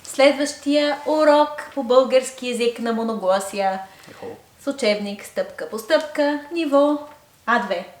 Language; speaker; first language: Bulgarian; non-native, fluent; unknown